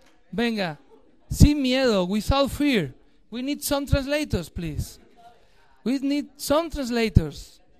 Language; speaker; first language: English; non-native, learner; Spanish